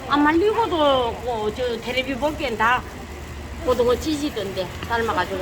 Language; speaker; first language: Korean; native; Korean